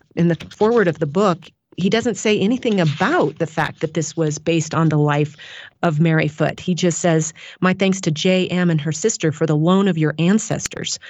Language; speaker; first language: English; native; English